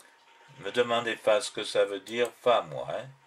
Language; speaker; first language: French; native; French